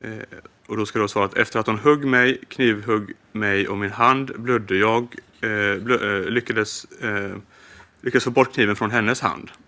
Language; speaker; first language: Swedish; native; Swedish